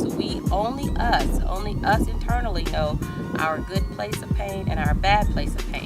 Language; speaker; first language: English; native; English